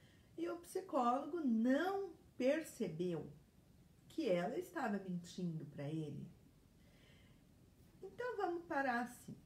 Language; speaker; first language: Portuguese; native; Portuguese